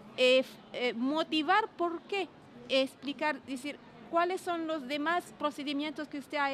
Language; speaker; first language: Spanish; non-native, fluent; Arabic